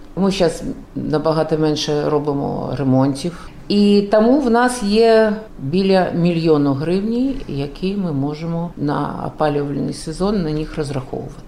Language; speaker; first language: Ukrainian; non-native, local second language; Russian